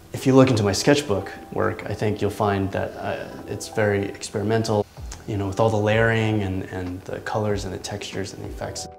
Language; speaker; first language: English; native; English